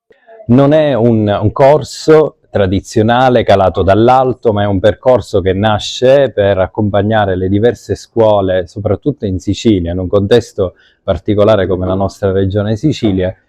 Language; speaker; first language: Italian; native; Italian